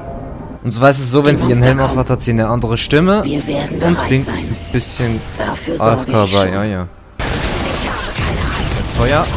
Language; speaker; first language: German; native; German